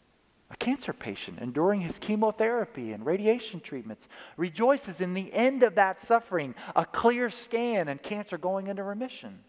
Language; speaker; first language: English; native; English